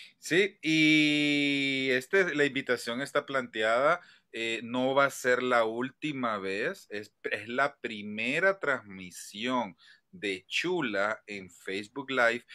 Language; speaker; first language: Spanish; native; Spanish